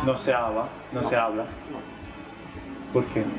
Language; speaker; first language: Spanish; non-native, learner; Italian